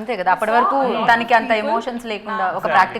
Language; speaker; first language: Telugu; native; Telugu